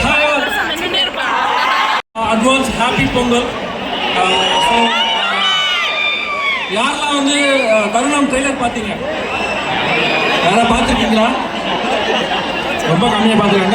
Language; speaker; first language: Tamil; native; Tamil